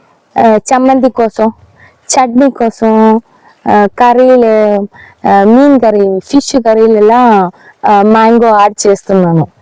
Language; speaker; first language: Telugu; non-native, learner; Malayalam